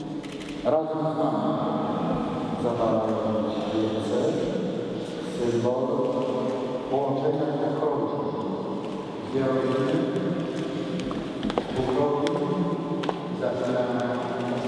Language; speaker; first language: Polish; native; Polish